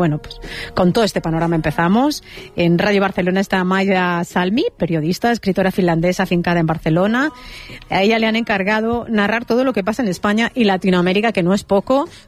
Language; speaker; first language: Spanish; native; Spanish